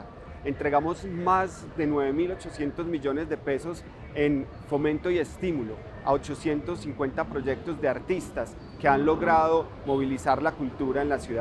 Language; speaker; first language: Spanish; native; Spanish